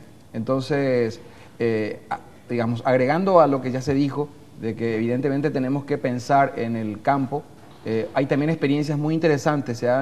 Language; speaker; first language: Spanish; native; Spanish